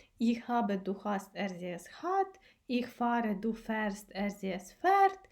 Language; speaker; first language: German; non-native, fluent; Ukrainian